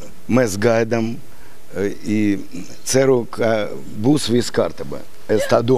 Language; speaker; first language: Latvian; non-native, local second language; Russian